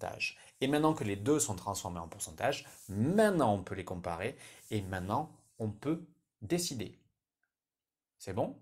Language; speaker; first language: French; native; French